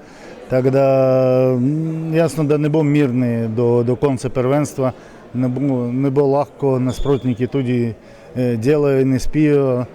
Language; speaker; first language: Slovenian; non-native, learner; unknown